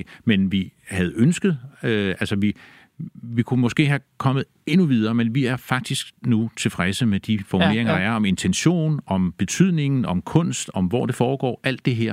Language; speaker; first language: Danish; native; Danish